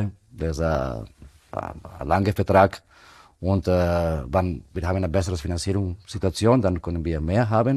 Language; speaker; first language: German; non-native, fluent; Spanish